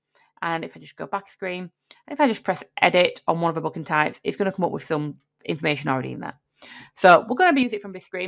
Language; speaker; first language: English; native; English